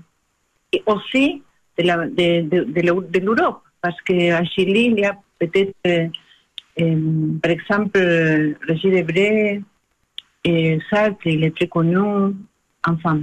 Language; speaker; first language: French; non-native, learner; Spanish